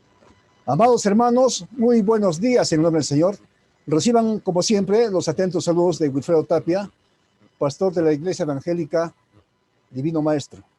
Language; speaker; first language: Spanish; native; Spanish